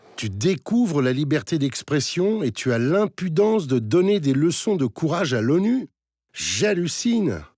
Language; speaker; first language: French; native; French